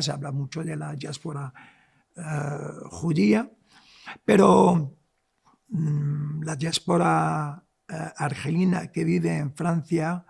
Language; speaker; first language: Spanish; non-native, local second language; Arabic